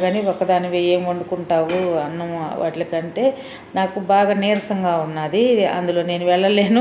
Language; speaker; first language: Telugu; native; Telugu